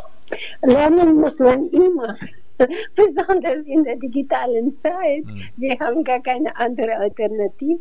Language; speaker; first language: German; non-native, fluent; Bulgarian